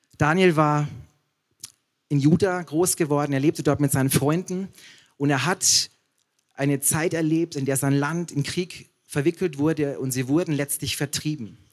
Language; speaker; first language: German; native; German